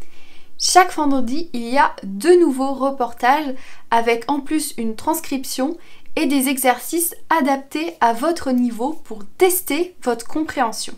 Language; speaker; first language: French; native; French